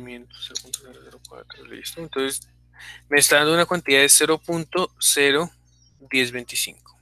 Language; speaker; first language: Spanish; native; Spanish